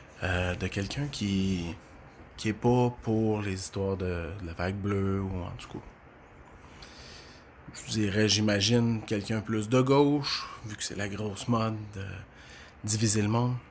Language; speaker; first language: French; native; French